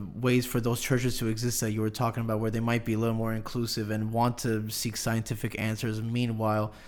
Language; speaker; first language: English; native; English